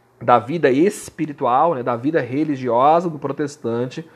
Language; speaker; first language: Portuguese; native; Portuguese